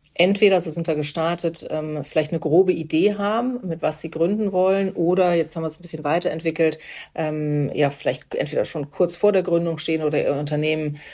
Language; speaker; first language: German; native; German